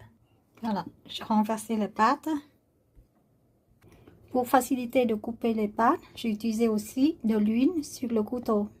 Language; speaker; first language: French; non-native, learner; Vietnamese